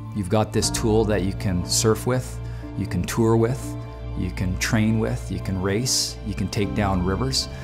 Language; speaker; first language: English; native; English